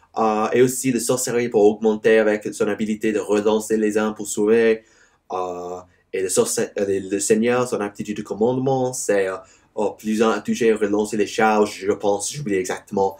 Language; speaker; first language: French; non-native, learner; English